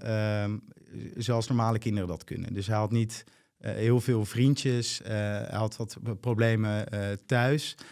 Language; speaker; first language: Dutch; native; Dutch